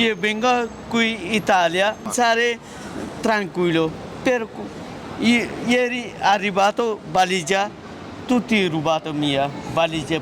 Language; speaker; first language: Italian; non-native, learner; Nepali